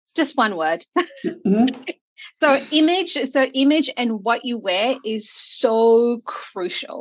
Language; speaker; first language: English; native; English